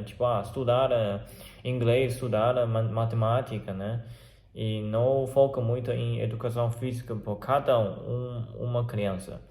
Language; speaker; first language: Portuguese; non-native, learner; Chinese